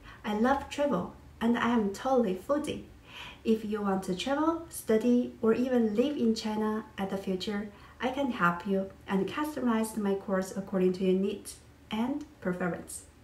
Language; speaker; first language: English; non-native, fluent; Chinese